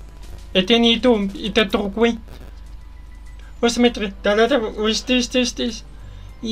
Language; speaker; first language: Russian; non-native, learner; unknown